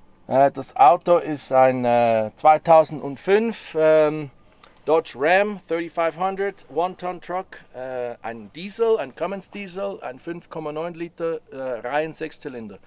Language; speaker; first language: German; native; German